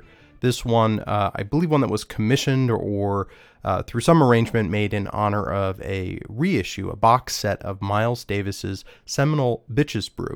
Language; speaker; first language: English; native; English